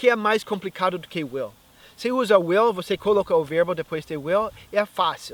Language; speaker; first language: Portuguese; non-native, fluent; English